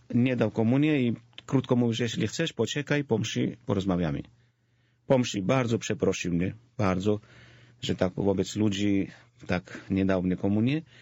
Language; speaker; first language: Polish; non-native, fluent; Georgian